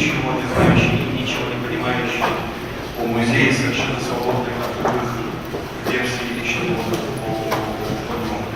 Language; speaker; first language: Russian; native; Russian